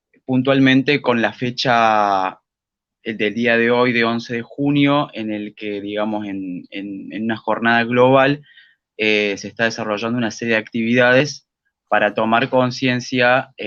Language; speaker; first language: Spanish; native; Spanish